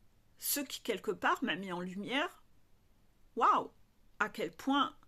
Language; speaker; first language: French; native; French